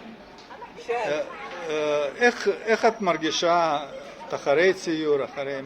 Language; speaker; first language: Hebrew; non-native, learner; Russian